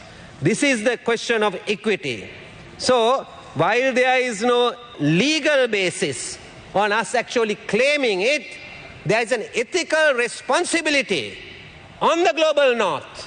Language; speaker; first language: English; non-native, local second language; Sinhala